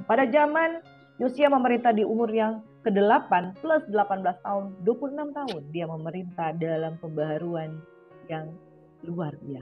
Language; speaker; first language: Indonesian; native; Indonesian